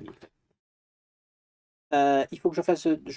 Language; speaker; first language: French; native; French